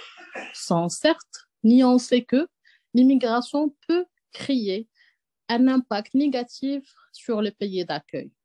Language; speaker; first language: French; non-native, fluent; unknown